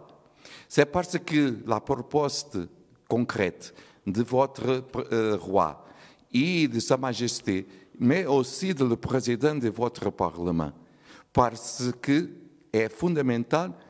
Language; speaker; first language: French; non-native, learner; Portuguese